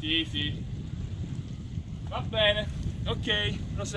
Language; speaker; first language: Italian; native; Italian